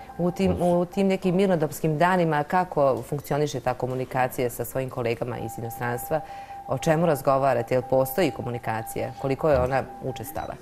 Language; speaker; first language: Serbian; native; Serbian